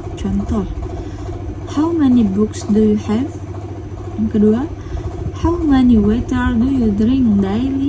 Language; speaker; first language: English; non-native, learner; Indonesian